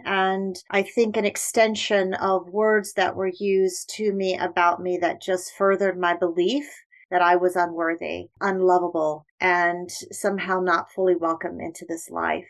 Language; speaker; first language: English; native; English